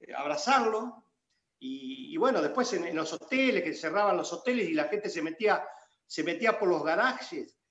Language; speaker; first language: Spanish; native; Spanish